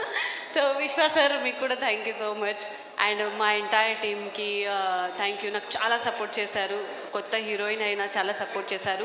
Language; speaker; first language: Telugu; non-native, local second language; Marathi